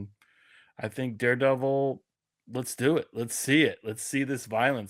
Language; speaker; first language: English; native; English